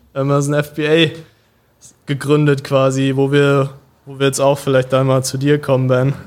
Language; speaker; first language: German; native; German